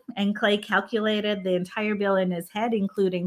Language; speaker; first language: English; non-native, local second language; Filipino